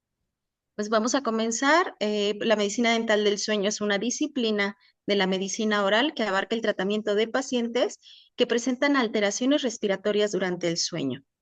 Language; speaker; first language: Spanish; native; Spanish